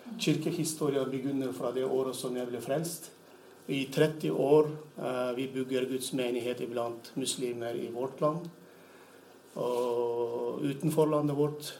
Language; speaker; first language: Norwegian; non-native, fluent; Turkmen